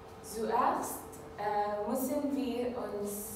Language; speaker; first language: German; non-native, learner; Arabic